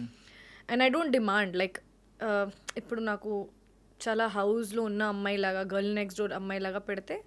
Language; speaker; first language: Telugu; non-native, learner; Hindi